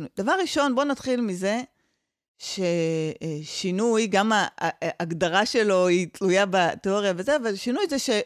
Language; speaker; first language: Hebrew; native; Hebrew